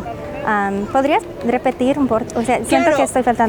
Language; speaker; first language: Spanish; non-native, fluent; English